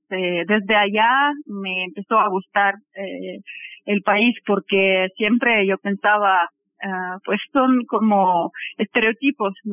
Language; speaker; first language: Spanish; non-native, fluent; Russian